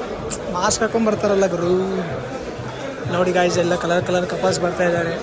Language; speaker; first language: Kannada; native; Kannada